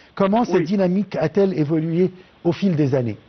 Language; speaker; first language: French; non-native, fluent; Arabic